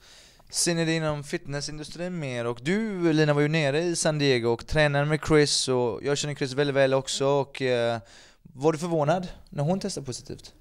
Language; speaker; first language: Swedish; native; Swedish